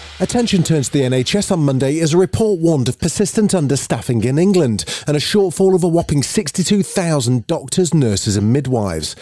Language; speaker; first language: English; native; English